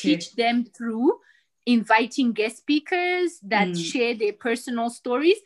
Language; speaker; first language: English; non-native, fluent; Rundi